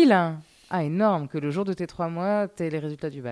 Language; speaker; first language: French; native; French